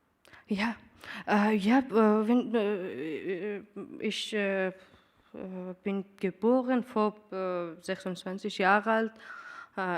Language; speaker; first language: German; non-native, learner; Persian